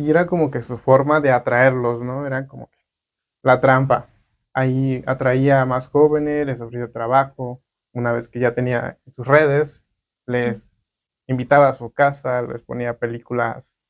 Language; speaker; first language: Spanish; native; Spanish